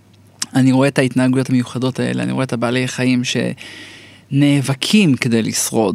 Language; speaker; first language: Hebrew; native; Hebrew